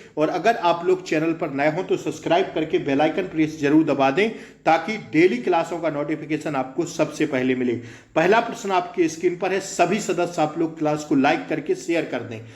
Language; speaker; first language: Hindi; native; Hindi